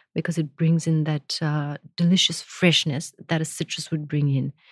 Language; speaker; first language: English; non-native, local second language; Gujarati